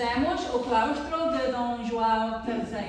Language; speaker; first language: Portuguese; non-native, learner; English